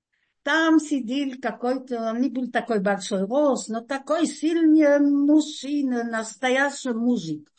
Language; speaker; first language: Russian; non-native, fluent; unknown